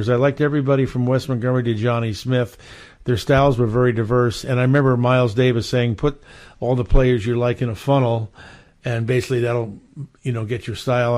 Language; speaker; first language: English; native; English